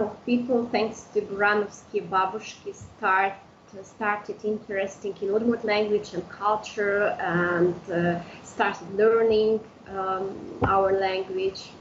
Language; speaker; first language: English; non-native, fluent; Udmurt